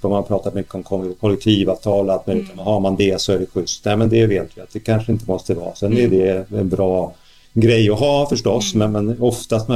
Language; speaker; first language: Swedish; native; Swedish